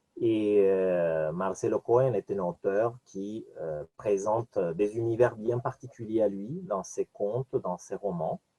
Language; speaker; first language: French; non-native, fluent; Spanish